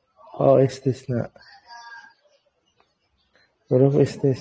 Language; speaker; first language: Arabic; non-native, learner; Indonesian